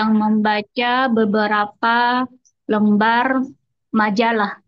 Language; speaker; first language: Indonesian; native; Indonesian